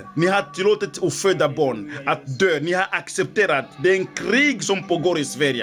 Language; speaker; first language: Swedish; non-native, fluent; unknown